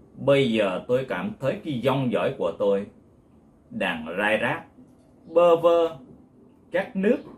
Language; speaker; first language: Vietnamese; non-native, local second language; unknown